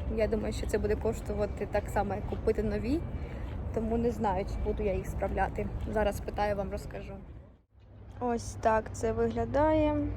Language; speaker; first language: Ukrainian; native; Ukrainian